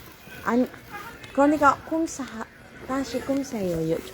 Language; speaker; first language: Korean; non-native, learner; Filipino